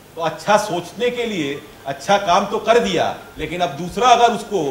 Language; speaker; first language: Hindi; non-native, local second language; Bangla